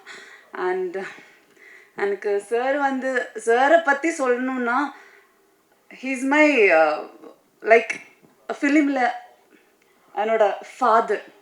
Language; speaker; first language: Tamil; non-native, fluent; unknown